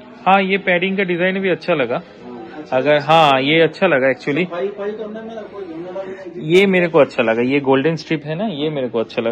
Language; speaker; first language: Hindi; non-native, local second language; Bangla